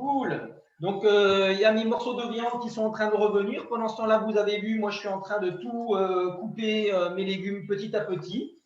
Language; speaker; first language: French; native; French